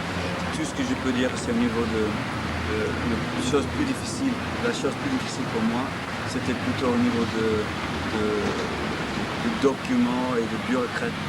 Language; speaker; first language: French; non-native, fluent; English